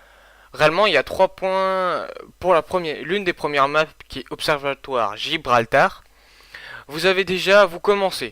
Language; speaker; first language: French; native; French